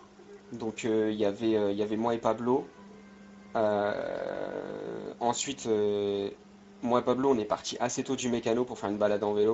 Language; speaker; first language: French; native; French